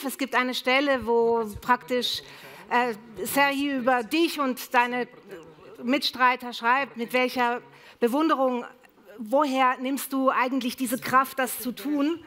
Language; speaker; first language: German; native; German